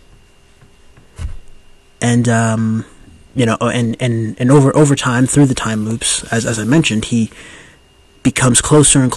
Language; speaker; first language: English; native; English